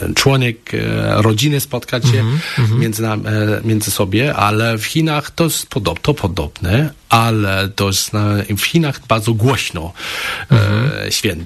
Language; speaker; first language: Polish; non-native, learner; Chinese